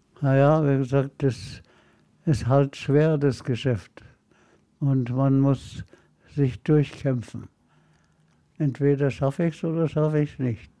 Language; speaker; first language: German; non-native, fluent; Arabic